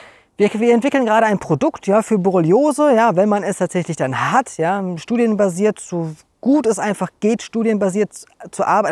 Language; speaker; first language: German; native; German